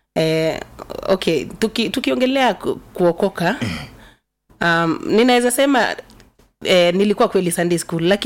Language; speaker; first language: Swahili; non-native, local second language; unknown